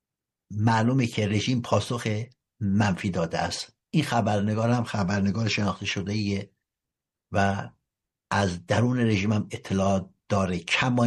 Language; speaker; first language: Persian; native; Persian